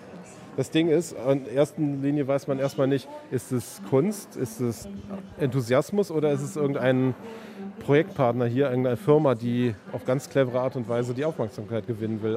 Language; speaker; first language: German; native; German